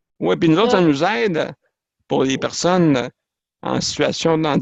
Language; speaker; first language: French; native; French